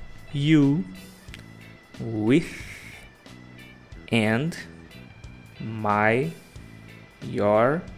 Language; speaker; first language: English; non-native, fluent; Portuguese